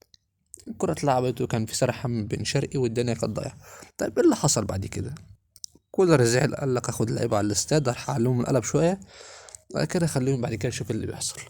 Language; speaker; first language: Arabic; native; Arabic